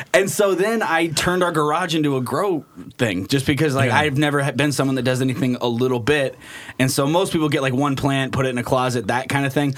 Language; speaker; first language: English; native; English